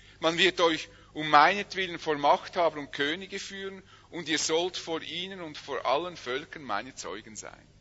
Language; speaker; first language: German; native; German